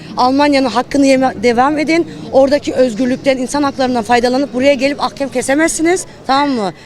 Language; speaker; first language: Turkish; early bilingual, heritage; Turkish